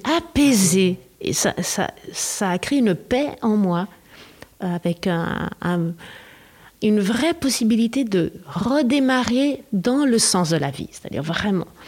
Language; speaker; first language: French; non-native, fluent; Spanish